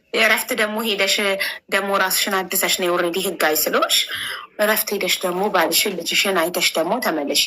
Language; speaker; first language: Amharic; native; Amharic